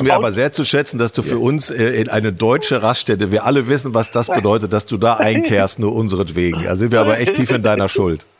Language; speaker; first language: German; native; German